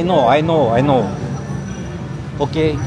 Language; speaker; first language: English; non-native, learner; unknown